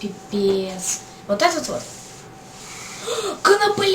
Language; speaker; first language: Russian; native; Russian